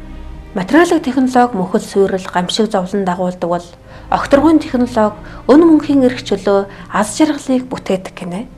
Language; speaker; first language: Mongolian; native; Mongolian